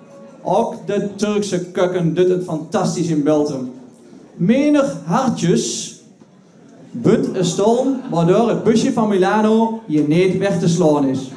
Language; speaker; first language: Dutch; native; Dutch